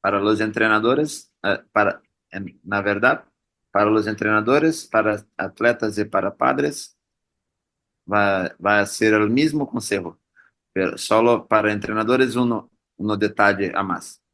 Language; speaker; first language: Spanish; non-native, learner; Portuguese